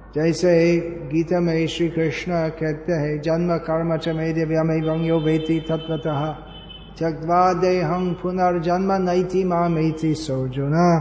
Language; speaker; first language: Hindi; non-native, fluent; English